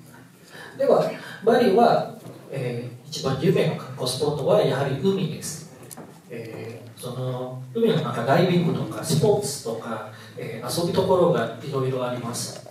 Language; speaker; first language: Japanese; non-native, fluent; Indonesian